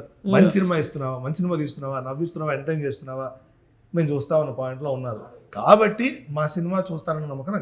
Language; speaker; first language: Telugu; native; Telugu